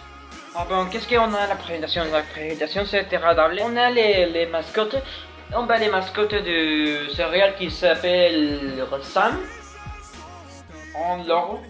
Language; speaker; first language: French; non-native, learner; Spanish